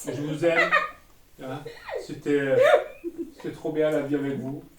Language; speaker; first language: French; native; French